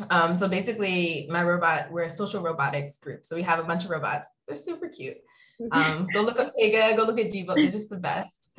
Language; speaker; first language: English; native; English